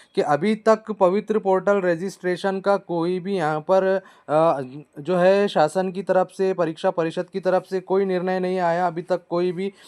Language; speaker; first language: Hindi; non-native, local second language; Marathi